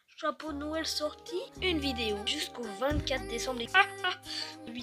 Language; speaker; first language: French; native; French